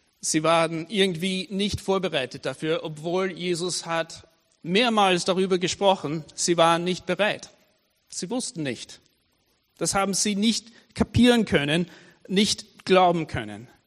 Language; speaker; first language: German; non-native, fluent; English